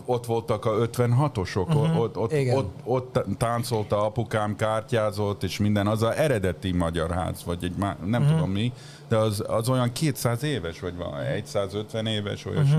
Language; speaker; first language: Hungarian; early bilingual, heritage; Hungarian